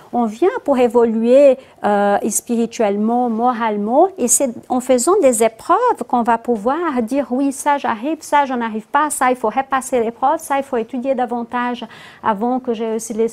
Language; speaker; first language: French; non-native, fluent; Portuguese